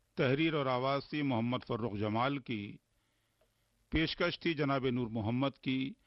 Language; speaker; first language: Urdu; native; Urdu